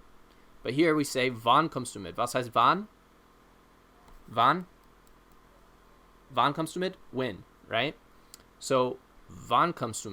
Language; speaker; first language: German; non-native, fluent; English